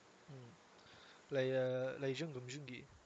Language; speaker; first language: Cantonese; non-native, learner; English